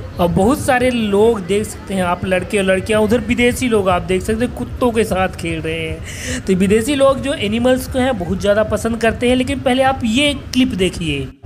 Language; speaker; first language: Hindi; native; Hindi